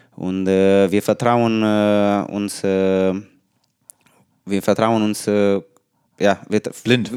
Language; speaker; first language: German; non-native, learner; Romanian